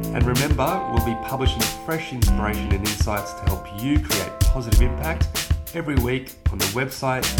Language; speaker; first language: English; native; English